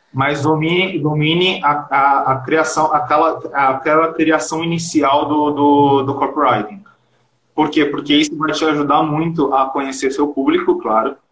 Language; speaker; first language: Portuguese; early bilingual, heritage; Portuguese